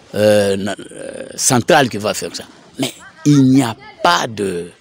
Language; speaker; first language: French; non-native, local second language; Swahili